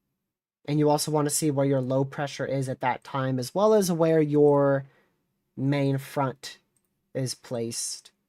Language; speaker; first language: English; native; English